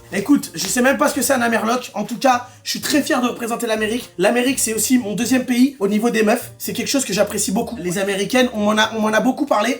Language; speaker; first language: French; native; French